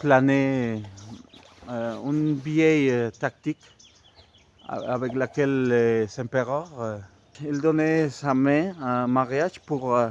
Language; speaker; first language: French; non-native, fluent; Spanish